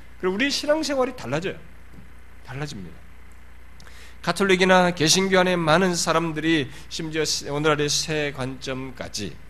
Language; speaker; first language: Korean; native; Korean